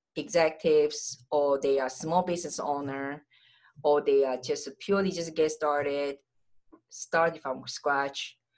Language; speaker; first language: English; non-native, fluent; Chinese